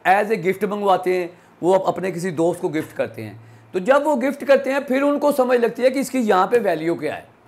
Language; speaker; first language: Urdu; non-native, local second language; Punjabi